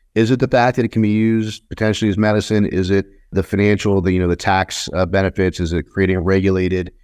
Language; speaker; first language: English; native; English